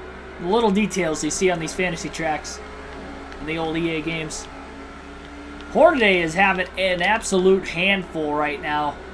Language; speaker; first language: English; native; English